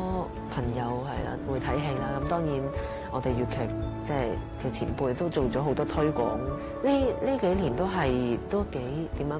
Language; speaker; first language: Cantonese; native; Cantonese